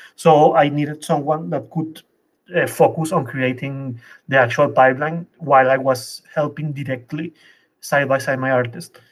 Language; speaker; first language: English; non-native, fluent; Spanish